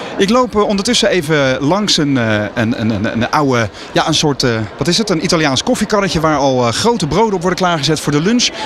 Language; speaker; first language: Dutch; native; Dutch